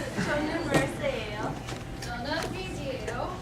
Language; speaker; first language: Korean; non-native, learner; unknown